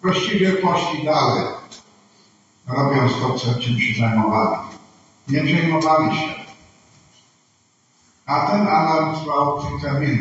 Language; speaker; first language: Polish; non-native, fluent; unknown